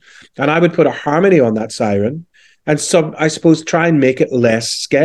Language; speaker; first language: English; native; English